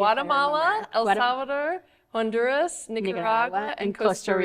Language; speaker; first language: Spanish; non-native, fluent; English